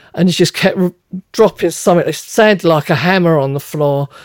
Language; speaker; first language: English; native; English